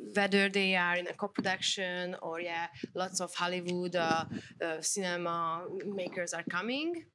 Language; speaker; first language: English; non-native, fluent; Hungarian